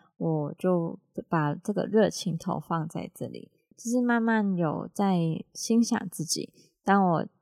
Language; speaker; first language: Chinese; non-native, local second language; Cantonese